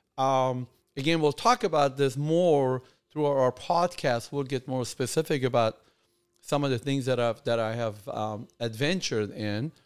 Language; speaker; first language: English; non-native, fluent; Persian